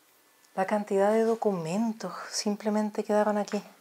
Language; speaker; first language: Spanish; native; Spanish